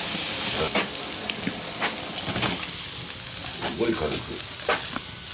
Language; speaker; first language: Japanese; native; Japanese